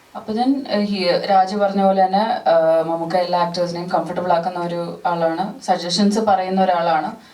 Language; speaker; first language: Malayalam; early bilingual, heritage; Malayalam